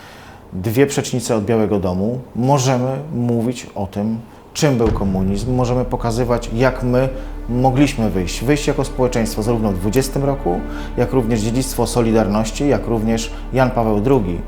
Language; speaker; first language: Polish; native; Polish